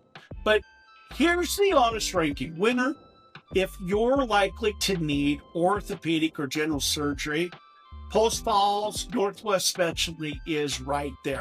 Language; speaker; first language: English; native; English